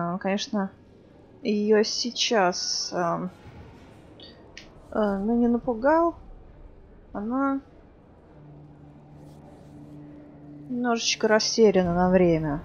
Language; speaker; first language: Russian; native; Russian